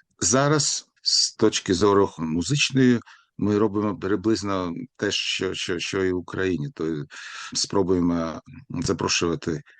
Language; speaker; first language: Ukrainian; non-native, local second language; Russian